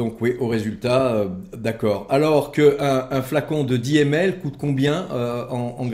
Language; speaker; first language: French; native; French